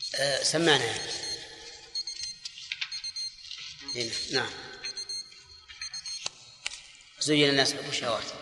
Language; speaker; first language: Arabic; native; Arabic